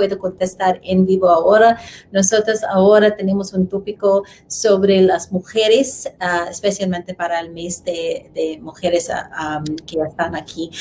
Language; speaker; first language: Spanish; non-native, learner; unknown